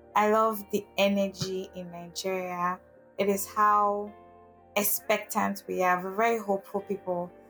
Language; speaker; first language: English; non-native, local second language; Igbo